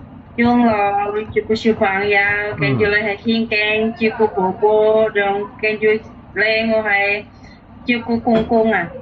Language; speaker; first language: Cantonese; non-native, learner; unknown